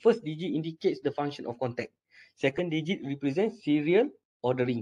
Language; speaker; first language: English; non-native, local second language; Malay